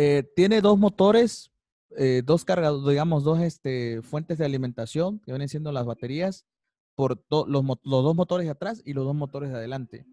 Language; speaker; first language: Spanish; native; Spanish